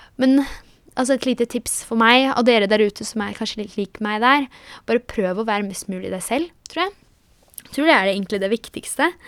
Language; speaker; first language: Norwegian; early bilingual, other home language; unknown